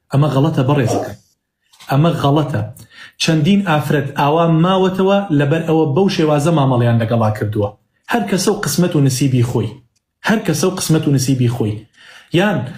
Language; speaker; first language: Central Kurdish; native; Central Kurdish